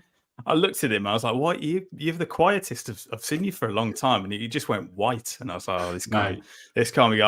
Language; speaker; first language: English; native; English